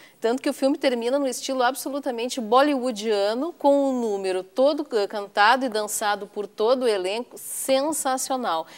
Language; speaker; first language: Portuguese; native; Portuguese